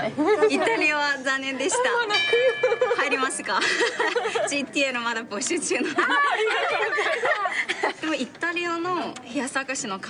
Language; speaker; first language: Japanese; non-native, fluent; Chinese